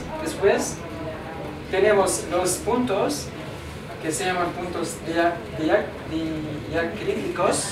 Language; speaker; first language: Spanish; non-native, learner; Arabic